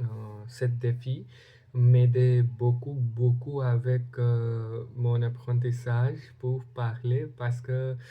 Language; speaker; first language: French; non-native, learner; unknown